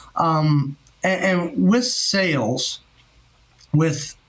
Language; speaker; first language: English; native; English